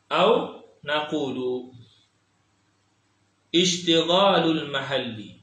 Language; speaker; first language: Arabic; non-native, learner; Malay